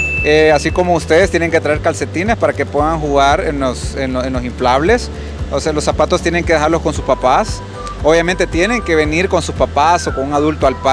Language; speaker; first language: Spanish; native; Spanish